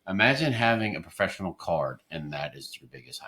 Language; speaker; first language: English; native; English